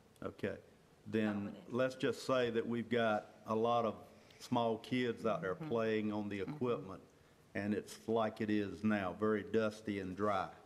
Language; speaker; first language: English; native; English